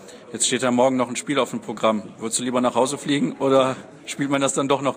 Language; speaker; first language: German; native; German